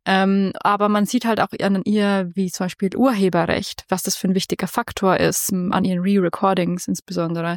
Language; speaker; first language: German; native; German